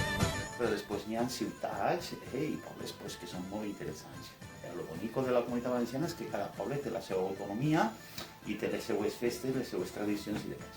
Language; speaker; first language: Catalan; native; Catalan